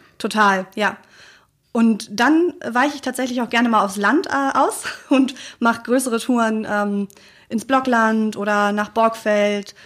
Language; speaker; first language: German; native; German